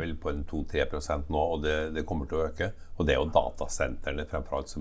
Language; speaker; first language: Norwegian; native; Norwegian